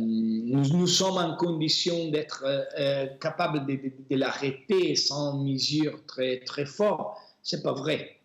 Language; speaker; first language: French; non-native, fluent; Italian